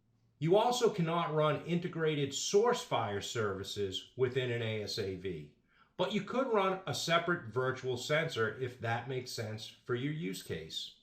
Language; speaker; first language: English; native; English